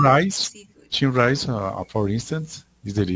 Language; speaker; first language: English; non-native, learner; Spanish